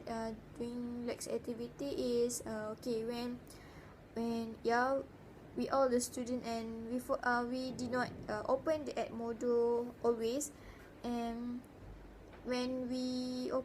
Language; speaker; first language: English; non-native, learner; Malay